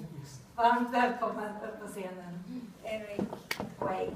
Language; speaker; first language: Swedish; native; Swedish